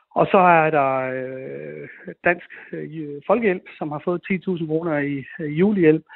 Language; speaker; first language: Danish; early bilingual, other home language; Sinhala